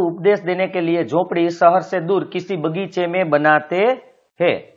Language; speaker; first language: Hindi; non-native, local second language; Gujarati